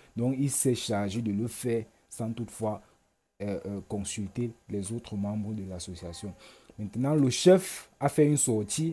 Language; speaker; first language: French; native; French